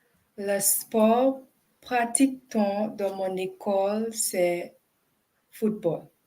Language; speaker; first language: French; non-native, learner; English